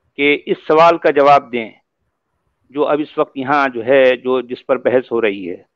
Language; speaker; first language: Hindi; native; Hindi